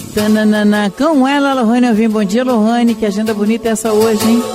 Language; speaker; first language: Portuguese; native; Portuguese